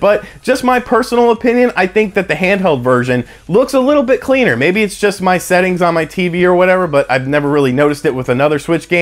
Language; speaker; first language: English; native; English